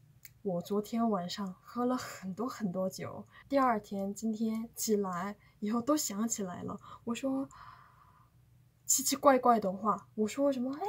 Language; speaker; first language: Chinese; non-native, fluent; Korean